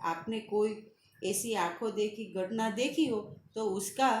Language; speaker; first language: Hindi; non-native, local second language; Gujarati